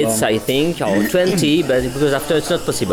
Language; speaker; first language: English; non-native, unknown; French